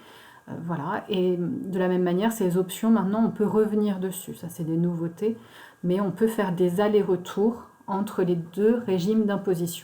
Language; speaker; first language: French; native; French